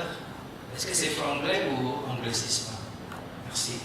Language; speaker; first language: French; non-native, learner; Indonesian